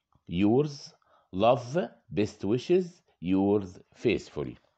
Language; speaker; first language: English; non-native, fluent; Arabic